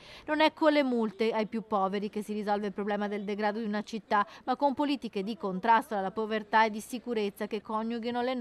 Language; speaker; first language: Italian; native; Italian